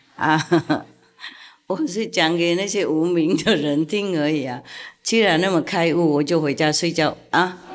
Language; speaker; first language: Chinese; non-native, fluent; Vietnamese